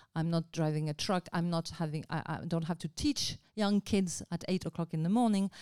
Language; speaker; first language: English; non-native, fluent; French